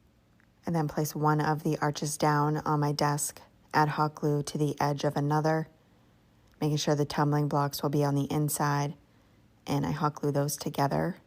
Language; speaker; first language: English; native; English